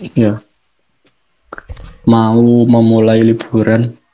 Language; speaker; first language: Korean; non-native, learner; Indonesian